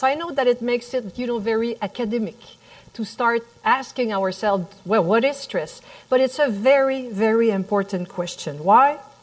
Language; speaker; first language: English; non-native, fluent; French